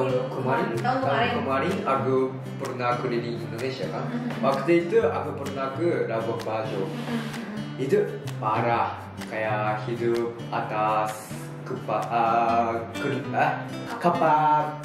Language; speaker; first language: Indonesian; non-native, learner; Japanese